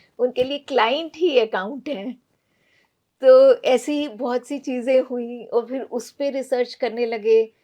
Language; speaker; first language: Hindi; non-native, local second language; Punjabi